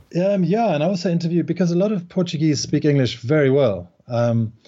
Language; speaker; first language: English; native; English